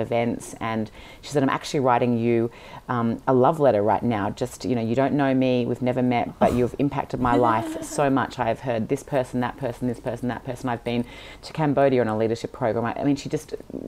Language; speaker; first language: English; native; English